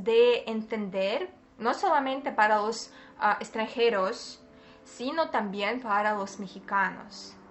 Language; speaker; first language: Spanish; non-native, fluent; Russian